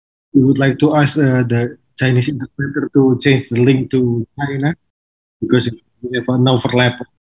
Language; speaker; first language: English; non-native, fluent; Indonesian